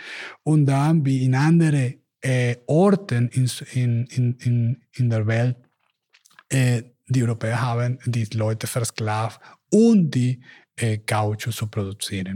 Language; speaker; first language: German; non-native, learner; Spanish